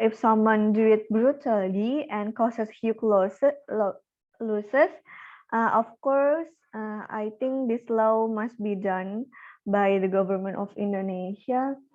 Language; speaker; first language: English; non-native, learner; Indonesian